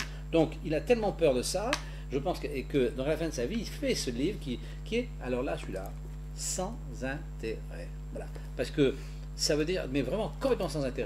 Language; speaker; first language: French; native; French